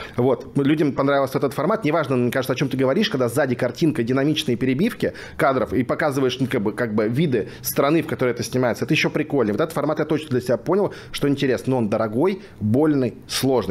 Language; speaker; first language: Russian; native; Russian